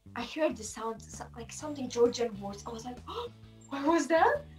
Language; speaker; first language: English; non-native, fluent; Turkish